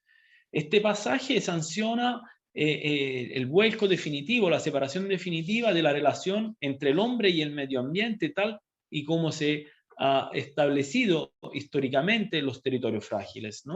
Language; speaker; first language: Spanish; non-native, fluent; Italian